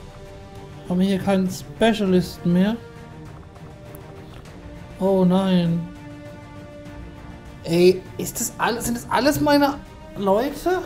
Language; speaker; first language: German; native; German